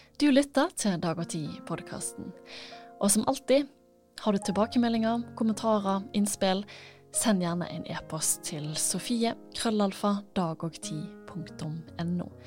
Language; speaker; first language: Norwegian; native; Norwegian